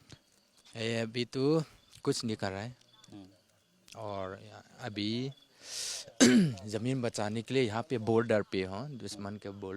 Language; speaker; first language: Hindi; non-native, local second language; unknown